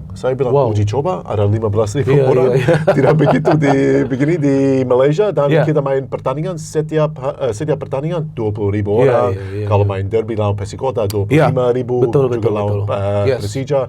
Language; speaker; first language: Indonesian; non-native, fluent; English